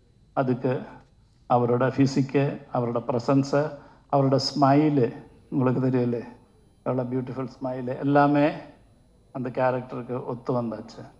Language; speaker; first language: Tamil; non-native, learner; Malayalam